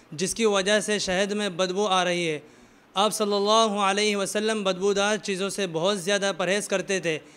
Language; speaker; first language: Urdu; native; Urdu